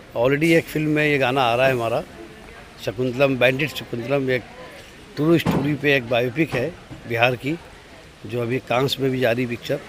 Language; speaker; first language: Hindi; native; Hindi